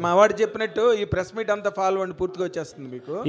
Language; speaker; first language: Telugu; native; Telugu